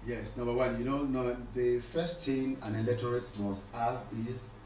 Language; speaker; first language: English; non-native, local second language; Yoruba